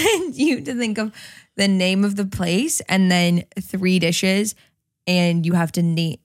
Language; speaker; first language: English; early bilingual, other home language; Polish